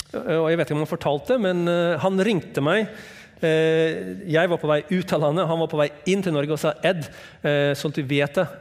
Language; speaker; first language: Norwegian; non-native, fluent; English